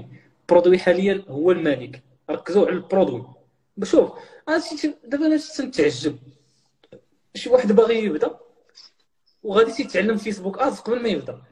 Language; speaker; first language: Arabic; native; Arabic